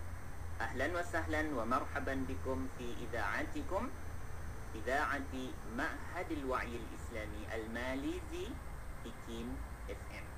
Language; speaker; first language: Arabic; non-native, fluent; Malay